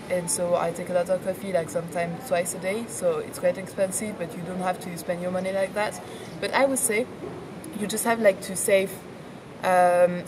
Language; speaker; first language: English; non-native, fluent; French